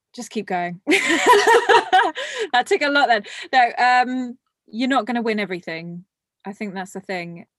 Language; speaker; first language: English; early bilingual, other home language; Morisyen